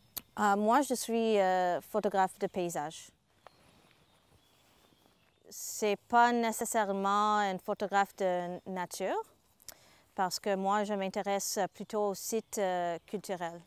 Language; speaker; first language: French; non-native, fluent; English